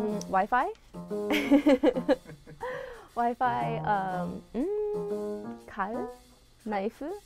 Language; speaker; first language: Korean; non-native, learner; Japanese